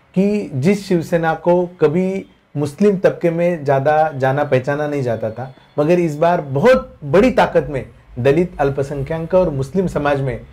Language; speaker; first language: Hindi; non-native, local second language; Marathi